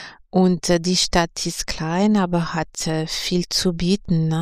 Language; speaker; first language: German; non-native, fluent; French